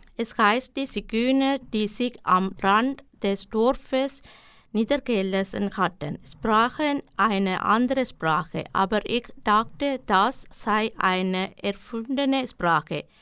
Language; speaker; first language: German; non-native, learner; Arabic